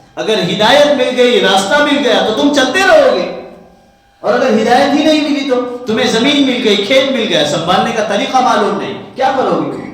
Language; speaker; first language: Urdu; non-native, local second language; Gujarati